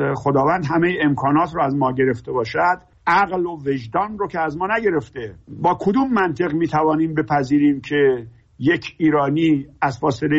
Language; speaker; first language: Persian; native; Persian